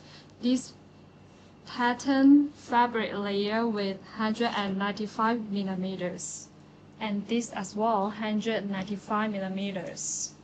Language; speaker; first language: English; non-native, learner; Chinese